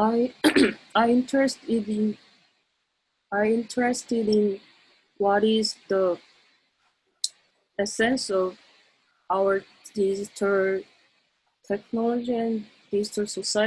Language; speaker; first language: English; non-native, learner; Korean